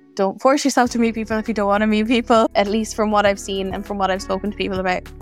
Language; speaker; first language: English; native; English